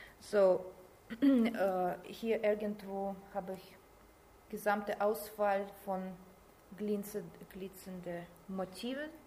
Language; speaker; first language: German; non-native, learner; Russian